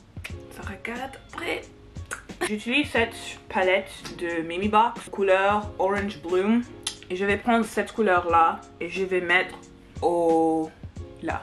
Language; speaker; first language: French; non-native, learner; English